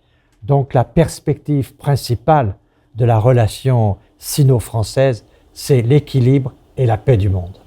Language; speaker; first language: French; native; French